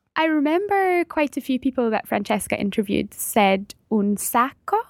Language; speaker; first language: English; native; English